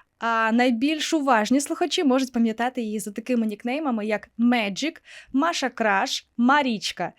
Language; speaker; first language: Ukrainian; native; Ukrainian